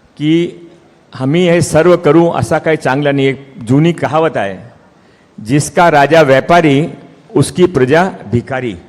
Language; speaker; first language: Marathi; non-native, local second language; Hindi